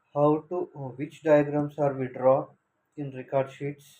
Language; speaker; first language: English; non-native, local second language; Telugu